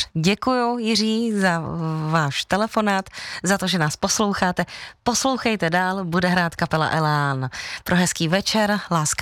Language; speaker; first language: Czech; native; Czech